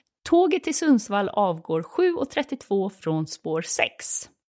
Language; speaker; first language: Swedish; native; Swedish